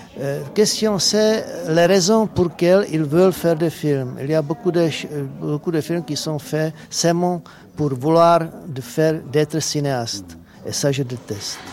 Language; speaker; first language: French; non-native, learner; Czech